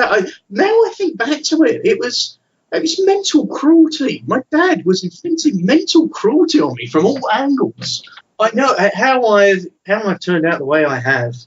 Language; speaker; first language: English; native; English